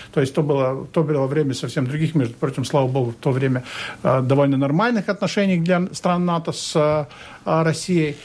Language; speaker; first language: Russian; non-native, local second language; Latvian